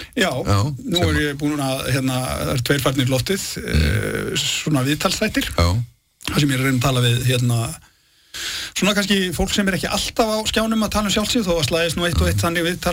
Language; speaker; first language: Icelandic; native; Icelandic